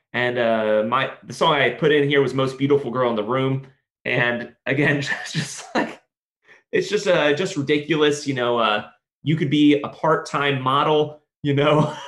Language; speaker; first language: English; native; English